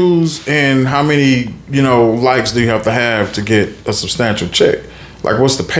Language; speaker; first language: English; native; English